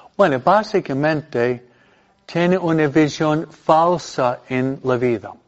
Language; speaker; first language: Spanish; non-native, fluent; English